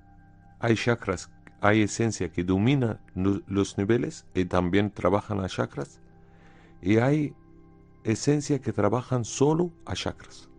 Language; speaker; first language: Spanish; non-native, fluent; Arabic